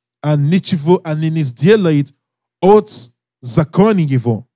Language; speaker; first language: Russian; non-native, learner; English